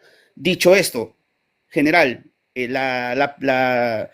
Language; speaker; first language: Spanish; native; Spanish